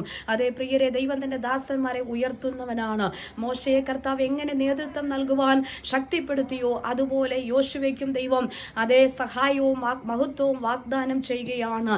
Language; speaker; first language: Malayalam; native; Malayalam